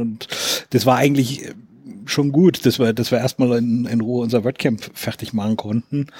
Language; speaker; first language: German; native; German